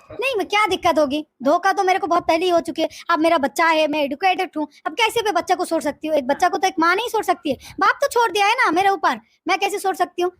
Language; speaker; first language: Hindi; non-native, fluent; Bangla